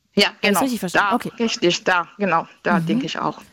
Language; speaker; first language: German; non-native, fluent; Tigrinya